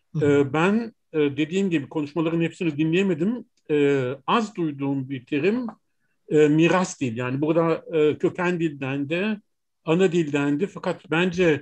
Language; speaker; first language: Turkish; non-native, fluent; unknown